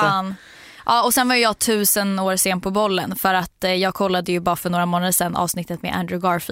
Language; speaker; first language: Swedish; native; Swedish